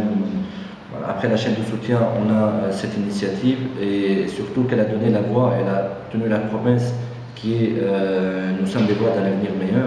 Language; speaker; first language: French; non-native, local second language; Arabic